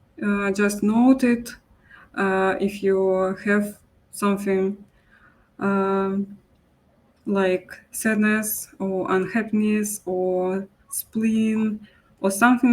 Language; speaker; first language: English; non-native, local second language; Russian